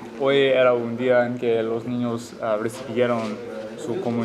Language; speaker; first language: Spanish; non-native, learner; English